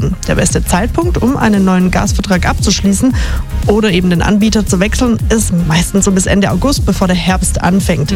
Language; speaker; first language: German; native; German